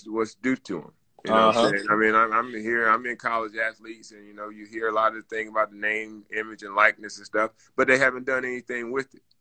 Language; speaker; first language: English; native; English